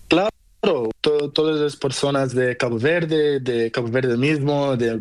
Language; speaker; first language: Spanish; non-native, learner; Portuguese